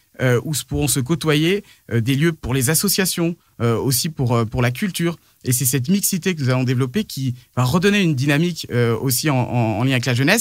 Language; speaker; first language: French; native; French